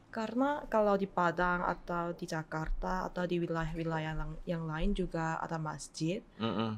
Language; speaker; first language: Indonesian; non-native, fluent; Korean